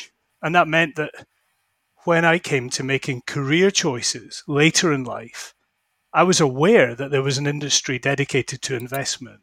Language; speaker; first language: English; native; English